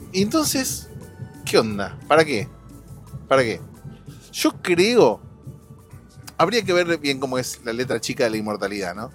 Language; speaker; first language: Spanish; native; Spanish